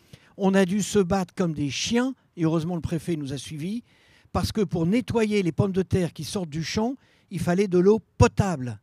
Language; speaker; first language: French; native; French